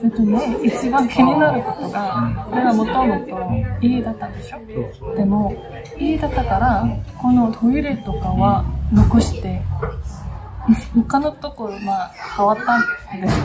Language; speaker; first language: Japanese; non-native, learner; Korean